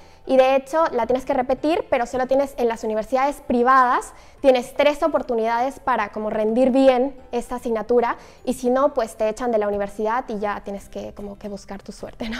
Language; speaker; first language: Spanish; native; Spanish